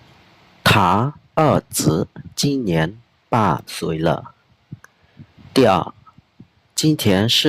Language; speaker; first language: Chinese; non-native, fluent; Khmer